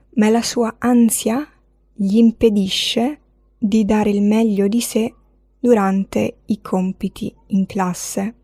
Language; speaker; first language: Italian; non-native, fluent; Arabic